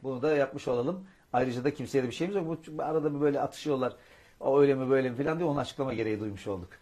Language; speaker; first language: Turkish; native; Turkish